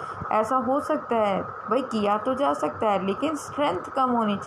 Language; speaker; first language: Hindi; native; Hindi